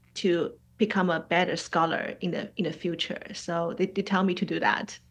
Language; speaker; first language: English; non-native, fluent; Chinese